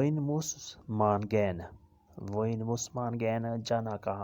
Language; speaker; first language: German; non-native, fluent; Urdu